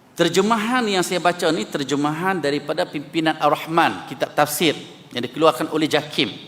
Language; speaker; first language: Malay; native; Malay